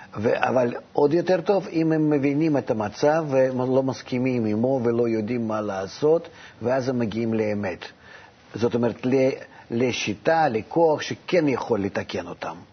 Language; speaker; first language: Hebrew; non-native, fluent; Russian